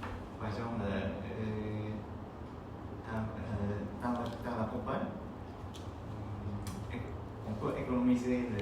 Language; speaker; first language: French; non-native, learner; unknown